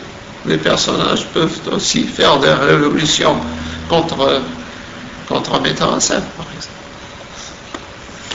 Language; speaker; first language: French; non-native, fluent; Portuguese